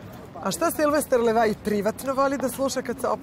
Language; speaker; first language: Serbian; native; Serbian